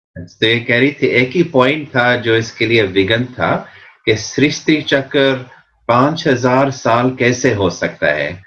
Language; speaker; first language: Hindi; native; Hindi